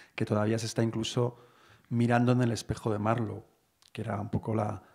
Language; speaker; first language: Spanish; native; Spanish